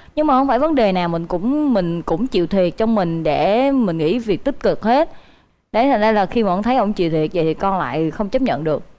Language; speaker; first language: Vietnamese; native; Vietnamese